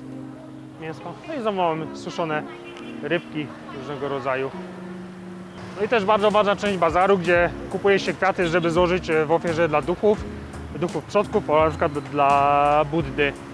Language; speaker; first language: Polish; native; Polish